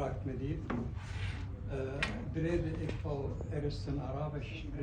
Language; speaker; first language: Dutch; non-native, fluent; Arabic